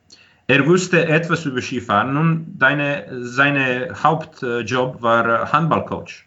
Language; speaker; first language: German; non-native, fluent; Croatian